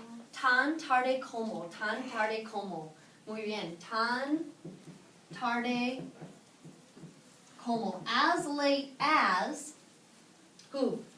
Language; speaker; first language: Spanish; non-native, fluent; English